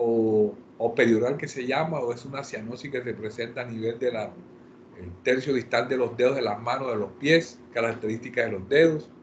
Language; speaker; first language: Spanish; native; Spanish